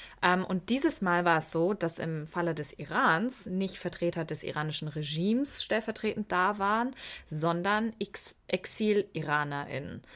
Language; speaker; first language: German; early bilingual, other home language; Persian